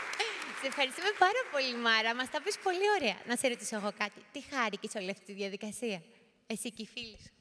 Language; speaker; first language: Greek; native; Greek